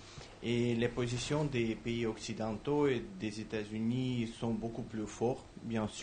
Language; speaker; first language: French; non-native, fluent; Russian